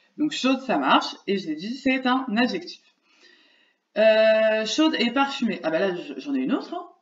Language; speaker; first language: French; native; French